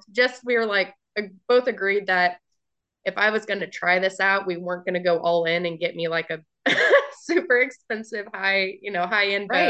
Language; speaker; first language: English; native; English